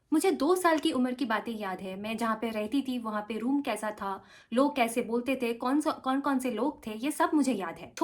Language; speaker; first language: Hindi; non-native, local second language; Bangla